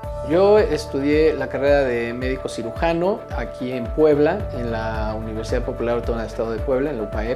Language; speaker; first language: Spanish; native; Spanish